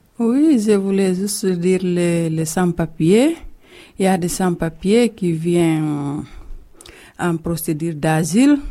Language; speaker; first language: French; non-native, local second language; Fula